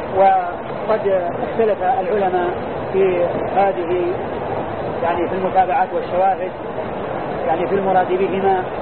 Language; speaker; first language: Arabic; native; Arabic